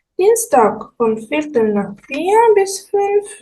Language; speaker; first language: German; non-native, fluent; Ukrainian